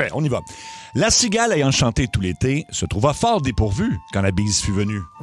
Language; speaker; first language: French; native; French